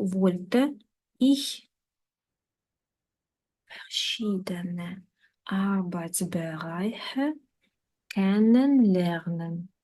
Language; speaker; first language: German; non-native, fluent; Ukrainian